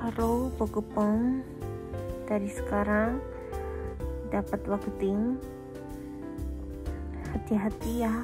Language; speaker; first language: Indonesian; non-native, learner; Japanese